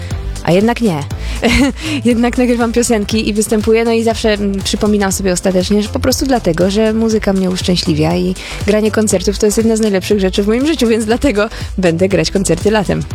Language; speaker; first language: Polish; native; Polish